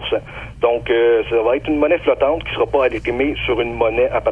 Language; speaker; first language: French; native; French